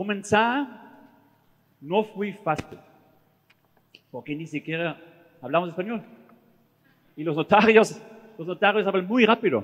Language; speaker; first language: Spanish; non-native, fluent; German